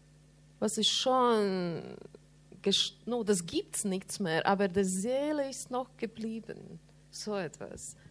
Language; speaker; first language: German; non-native, learner; Latvian